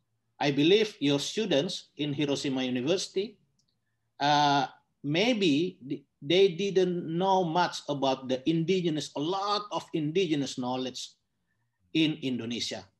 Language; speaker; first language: English; non-native, learner; Indonesian